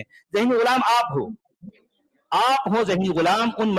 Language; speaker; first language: Urdu; native; Urdu